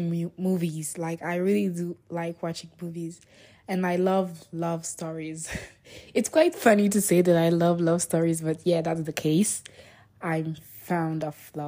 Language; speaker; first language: English; non-native, fluent; French